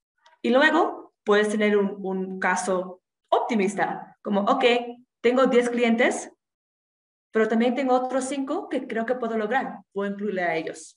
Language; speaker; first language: Spanish; non-native, fluent; English